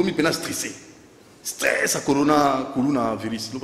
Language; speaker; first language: French; non-native, local second language; Lingala